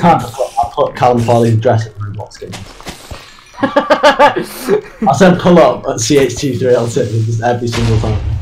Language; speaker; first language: English; native; English